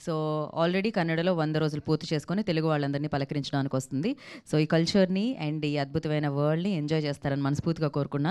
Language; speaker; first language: Telugu; native; Telugu